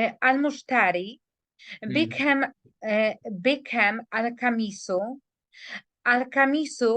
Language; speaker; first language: Arabic; non-native, learner; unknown